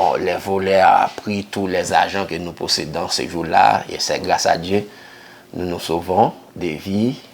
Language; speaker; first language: French; non-native, local second language; Haitian Creole